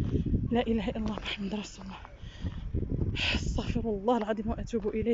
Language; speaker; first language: Arabic; native; Arabic